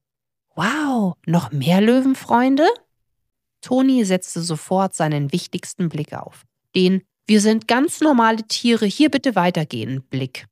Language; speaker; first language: German; native; German